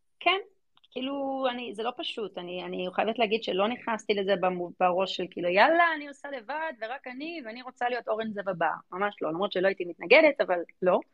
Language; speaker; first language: Hebrew; early bilingual, other home language; English